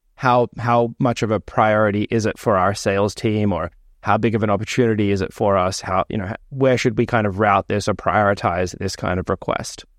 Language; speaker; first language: English; native; English